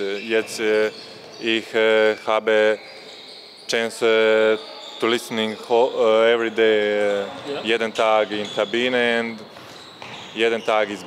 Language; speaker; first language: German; non-native, learner; Croatian